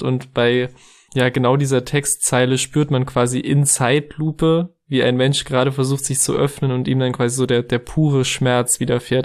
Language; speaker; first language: German; native; German